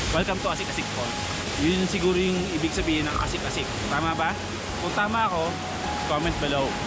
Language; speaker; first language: Filipino; non-native, local second language; Aklanon